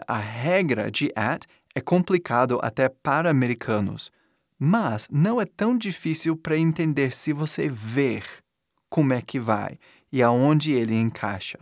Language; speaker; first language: Portuguese; non-native, fluent; English